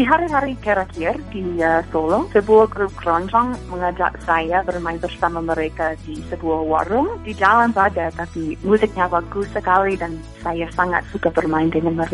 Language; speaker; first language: Indonesian; non-native, fluent; English